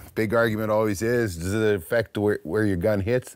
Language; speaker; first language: English; native; English